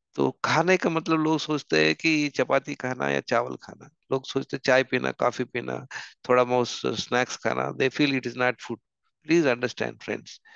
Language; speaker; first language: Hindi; non-native, local second language; Telugu